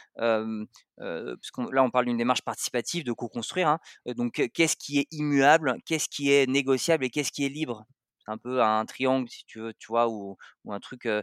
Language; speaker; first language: French; native; French